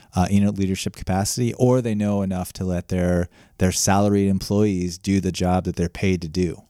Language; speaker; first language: English; native; English